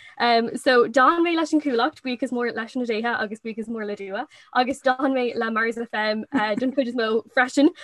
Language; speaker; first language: Irish; non-native, local second language; English